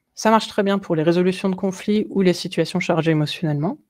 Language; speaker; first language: French; native; French